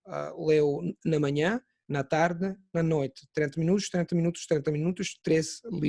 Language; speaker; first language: Portuguese; non-native, fluent; Italian